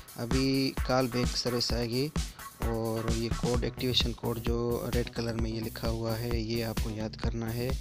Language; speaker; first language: Urdu; non-native, local second language; Punjabi